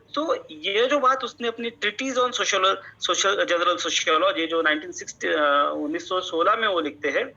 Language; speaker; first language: Hindi; non-native, local second language; Marathi